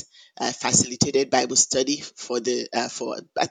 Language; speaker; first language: English; non-native, local second language; Yoruba